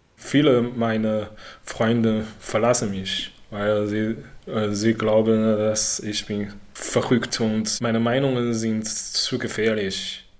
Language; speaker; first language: German; non-native, learner; Chinese